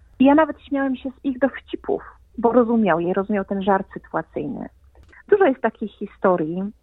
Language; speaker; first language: Polish; native; Polish